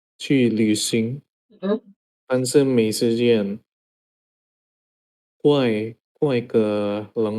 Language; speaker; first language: Chinese; non-native, learner; Indonesian